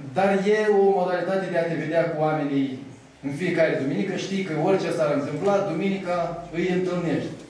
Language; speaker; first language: Romanian; native; Romanian